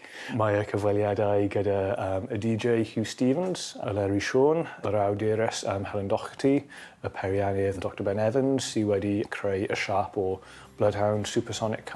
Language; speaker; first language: Welsh; non-native, fluent; English